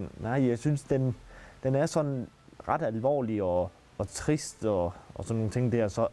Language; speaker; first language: Danish; native; Danish